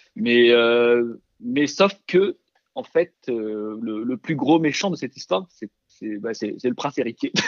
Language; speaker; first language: French; early bilingual, other home language; Korean